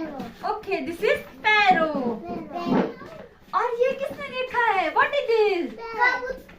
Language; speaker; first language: Hindi; native; Hindi